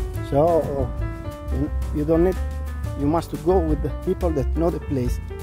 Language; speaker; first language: English; non-native, learner; Italian